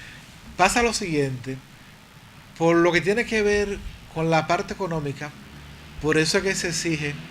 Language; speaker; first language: Spanish; native; Spanish